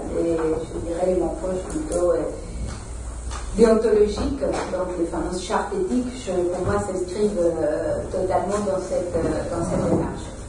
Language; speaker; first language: French; non-native, fluent; Spanish